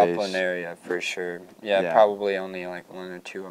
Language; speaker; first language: English; native; English